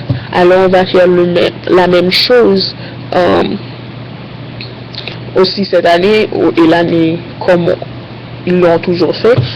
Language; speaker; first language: French; non-native, learner; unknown